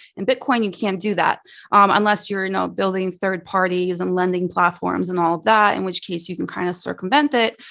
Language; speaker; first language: English; early bilingual, other home language; Russian